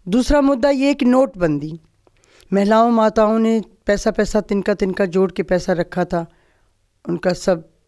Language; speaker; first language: Hindi; native; Hindi